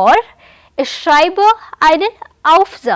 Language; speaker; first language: German; non-native, fluent; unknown